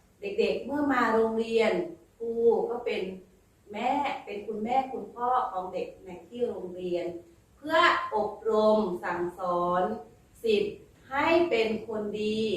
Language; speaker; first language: Thai; native; Thai